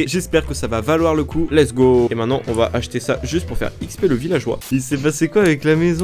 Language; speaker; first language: French; native; French